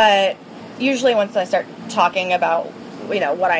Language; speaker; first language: English; native; English